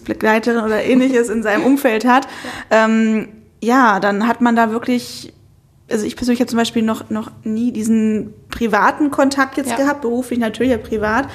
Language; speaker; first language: German; native; German